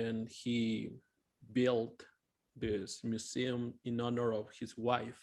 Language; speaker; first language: English; non-native, fluent; Spanish